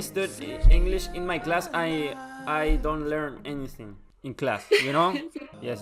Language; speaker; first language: English; non-native, learner; Spanish